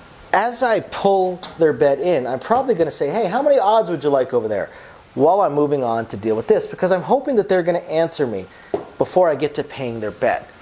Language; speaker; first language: English; native; English